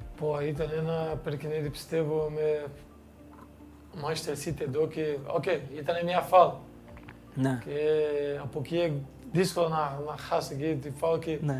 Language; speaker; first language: Greek; non-native, fluent; Portuguese